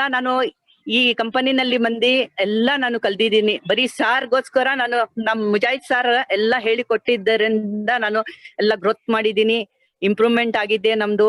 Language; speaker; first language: Kannada; non-native, local second language; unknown